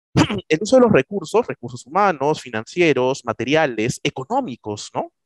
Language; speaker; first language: Spanish; native; Spanish